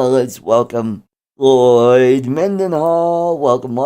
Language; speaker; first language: English; native; English